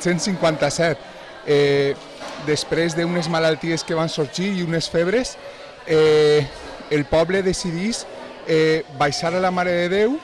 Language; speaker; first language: Catalan; native; Catalan